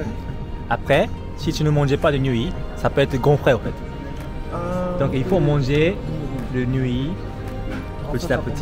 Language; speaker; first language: French; non-native, learner; Japanese